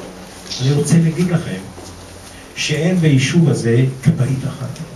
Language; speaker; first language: Hebrew; non-native, local second language; Arabic